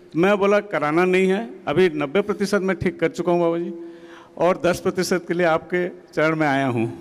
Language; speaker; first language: Hindi; non-native, local second language; Odia